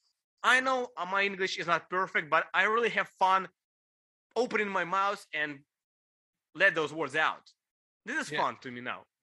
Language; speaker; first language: English; non-native, fluent; Ukrainian